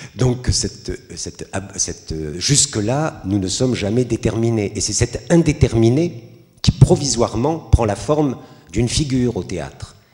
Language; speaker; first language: French; native; French